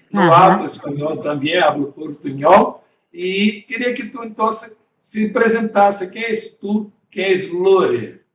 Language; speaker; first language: Spanish; non-native, learner; Portuguese